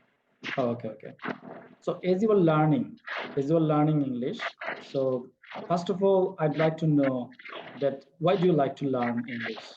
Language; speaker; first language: English; non-native, fluent; Bangla